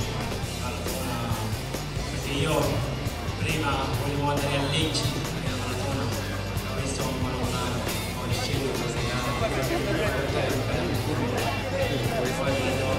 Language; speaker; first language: Italian; non-native, learner; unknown